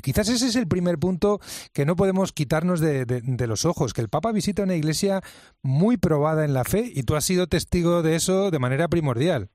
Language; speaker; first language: Spanish; native; Spanish